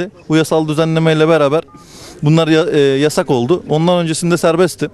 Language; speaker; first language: Turkish; native; Turkish